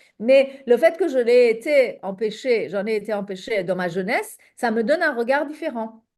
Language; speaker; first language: French; non-native, fluent; Persian